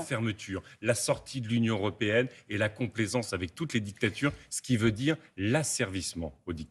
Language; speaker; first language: French; native; French